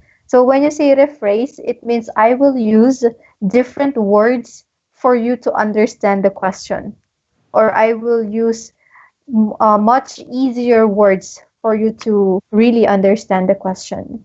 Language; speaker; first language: English; non-native, local second language; Filipino